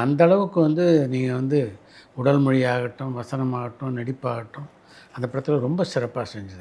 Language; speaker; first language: Tamil; native; Tamil